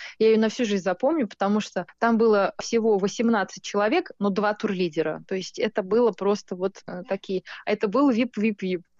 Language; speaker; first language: Russian; native; Russian